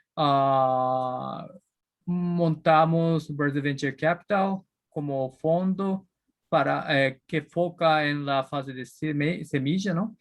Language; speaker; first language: Spanish; non-native, learner; Japanese